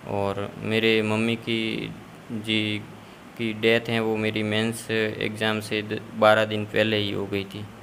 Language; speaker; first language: Hindi; native; Hindi